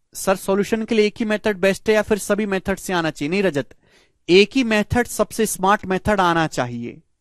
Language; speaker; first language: Hindi; native; Hindi